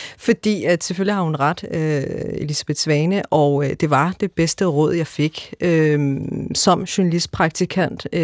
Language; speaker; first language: Danish; early bilingual, other home language; Arabic